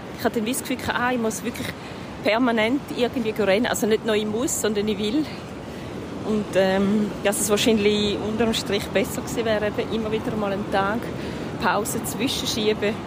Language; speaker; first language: German; native; German